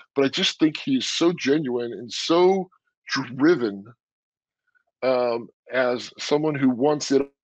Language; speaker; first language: English; native; English